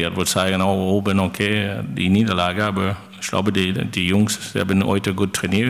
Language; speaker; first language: German; non-native, fluent; French